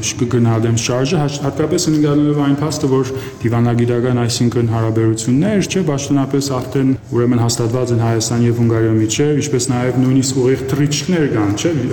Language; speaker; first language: Armenian; early bilingual, heritage; Armenian